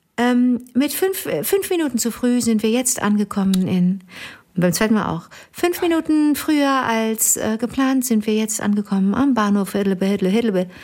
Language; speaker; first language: German; native; German